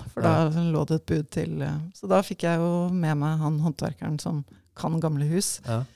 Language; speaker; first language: Norwegian; native; Norwegian